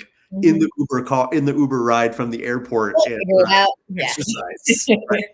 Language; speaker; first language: English; native; English